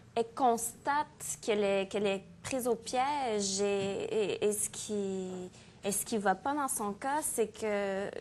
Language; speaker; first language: French; native; French